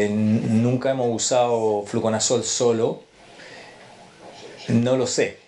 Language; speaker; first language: Spanish; native; Spanish